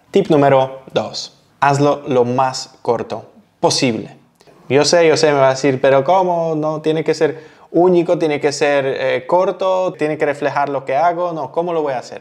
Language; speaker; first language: Spanish; non-native, fluent; Polish